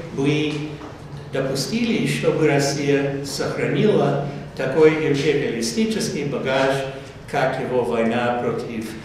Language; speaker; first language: Russian; non-native, fluent; English